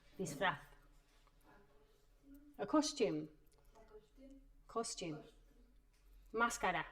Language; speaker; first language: Spanish; non-native, fluent; English